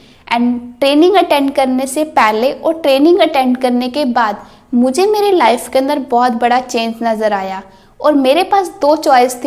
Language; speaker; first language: Hindi; native; Hindi